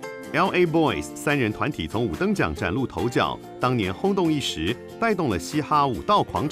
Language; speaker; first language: Chinese; native; Chinese